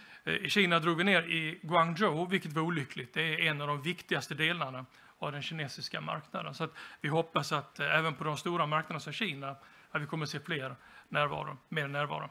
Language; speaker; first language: Swedish; native; Swedish